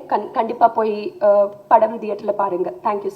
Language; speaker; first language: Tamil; non-native, fluent; Telugu